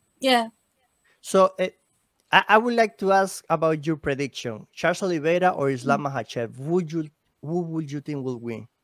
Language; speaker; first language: English; non-native, learner; Spanish